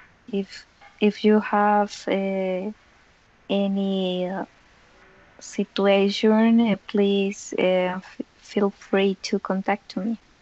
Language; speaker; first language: English; non-native, learner; Spanish